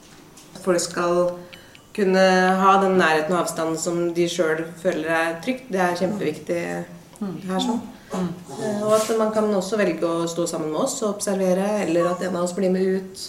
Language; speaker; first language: Norwegian; native; Norwegian